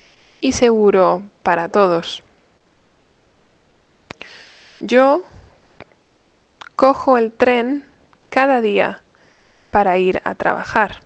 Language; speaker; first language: Spanish; non-native, fluent; English